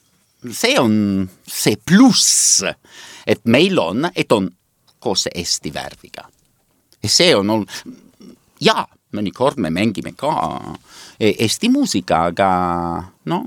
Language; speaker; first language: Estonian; non-native, learner; Italian